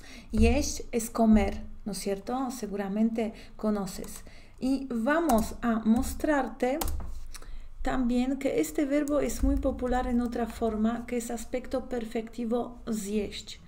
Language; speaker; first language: Spanish; non-native, fluent; Polish